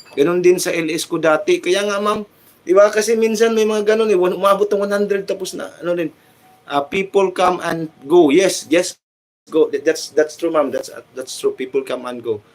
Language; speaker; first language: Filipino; non-native, local second language; Cebuano